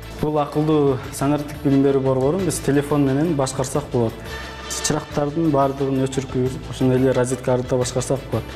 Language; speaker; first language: Kyrgyz; early bilingual, heritage; Kyrgyz